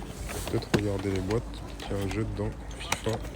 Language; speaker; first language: French; native; French